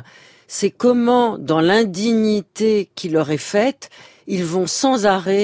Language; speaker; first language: French; native; French